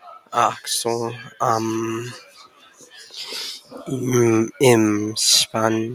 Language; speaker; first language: German; non-native, learner; English